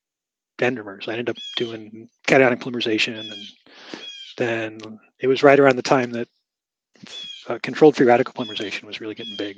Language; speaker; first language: English; native; English